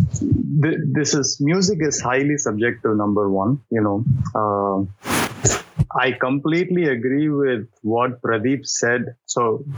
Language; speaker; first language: English; non-native, local second language; Tamil